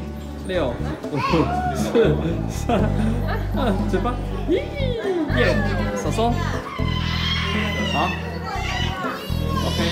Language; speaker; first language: Chinese; native; Chinese